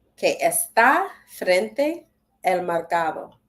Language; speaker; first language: Spanish; non-native, learner; English